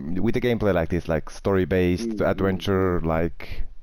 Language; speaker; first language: English; non-native, fluent; German